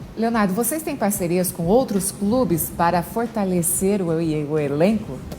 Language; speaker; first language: Portuguese; native; Portuguese